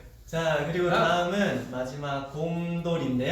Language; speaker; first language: Korean; native; Korean